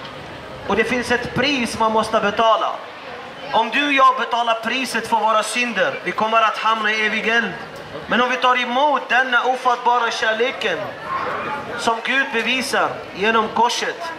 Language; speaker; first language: Swedish; non-native, fluent; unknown